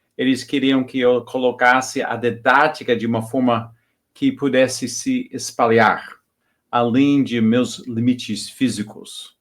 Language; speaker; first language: Portuguese; non-native, fluent; English